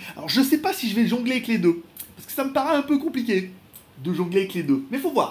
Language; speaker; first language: French; native; French